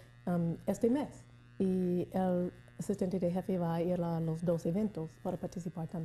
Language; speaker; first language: Spanish; non-native, learner; English